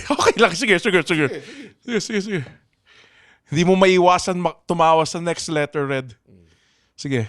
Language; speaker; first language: Filipino; native; Filipino